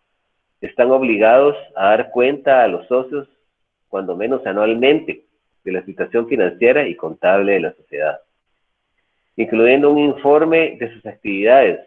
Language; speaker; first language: Spanish; native; Spanish